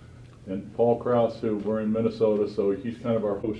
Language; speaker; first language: English; native; English